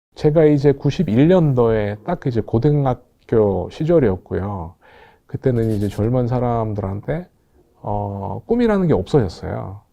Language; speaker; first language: Korean; non-native, fluent; Russian